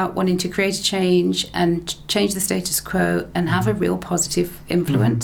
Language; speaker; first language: English; native; English